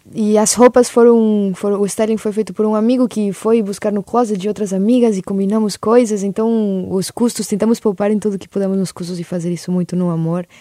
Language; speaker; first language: Portuguese; early bilingual, other home language; Spanish